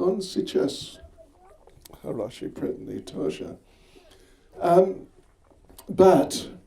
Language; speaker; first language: Russian; non-native, learner; English